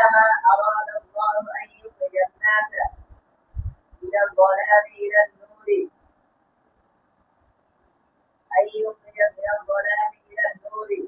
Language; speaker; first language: Arabic; non-native, learner; Bangla